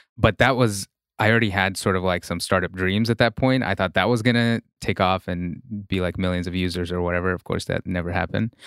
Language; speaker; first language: English; non-native, fluent; Russian